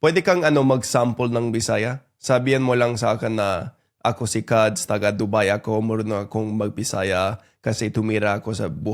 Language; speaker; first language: Filipino; non-native, fluent; English